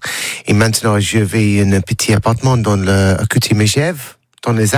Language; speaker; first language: French; non-native, learner; English